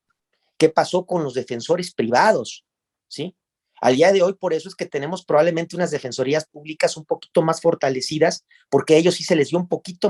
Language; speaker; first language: Spanish; native; Spanish